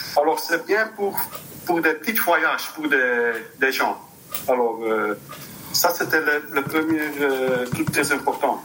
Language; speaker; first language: French; non-native, local second language; Dutch